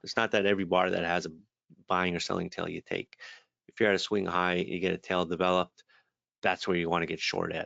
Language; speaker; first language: English; native; English